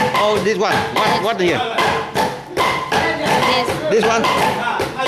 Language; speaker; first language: English; non-native, learner; Vietnamese